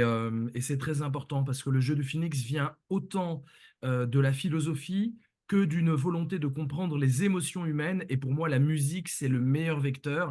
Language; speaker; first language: French; native; French